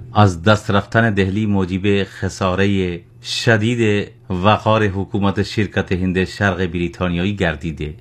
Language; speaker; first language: Persian; non-native, fluent; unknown